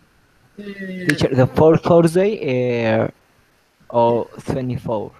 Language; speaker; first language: English; non-native, learner; Spanish